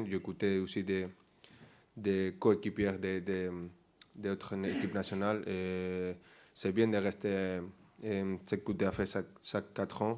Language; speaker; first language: French; non-native, fluent; Spanish